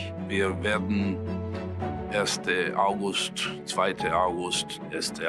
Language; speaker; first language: German; non-native, fluent; Italian